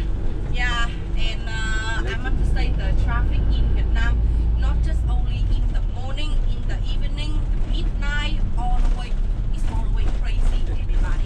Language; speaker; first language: English; non-native, learner; Vietnamese